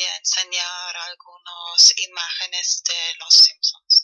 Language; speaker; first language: Spanish; non-native, fluent; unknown